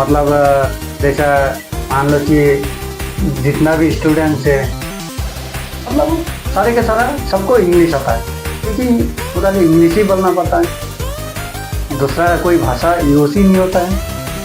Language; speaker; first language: Hindi; non-native, local second language; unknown